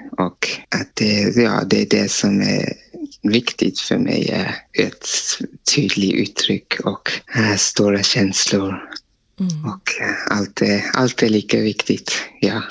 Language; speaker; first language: Swedish; non-native, fluent; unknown